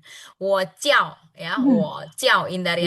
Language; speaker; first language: Chinese; non-native, fluent; Indonesian